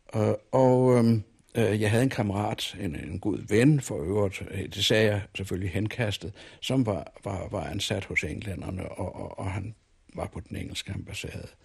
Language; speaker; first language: Danish; native; Danish